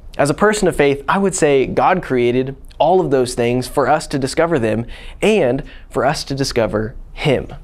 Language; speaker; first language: English; native; English